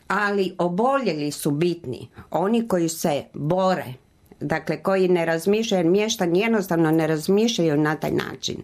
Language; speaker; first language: Croatian; native; Croatian